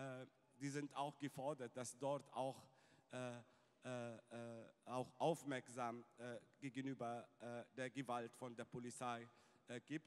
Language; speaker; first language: German; non-native, fluent; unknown